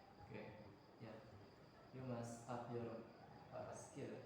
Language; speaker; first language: English; non-native, learner; Indonesian